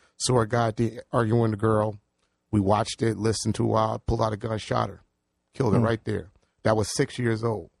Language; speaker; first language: English; native; English